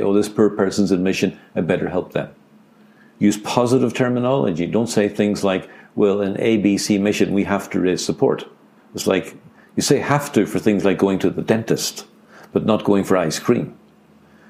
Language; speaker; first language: English; native; English